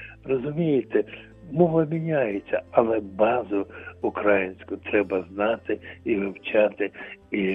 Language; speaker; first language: Ukrainian; non-native, local second language; Russian